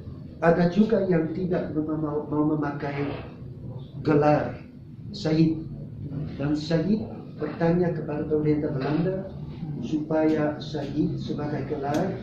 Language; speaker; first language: Indonesian; non-native, fluent; Dutch